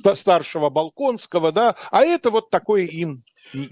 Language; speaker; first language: Russian; native; Russian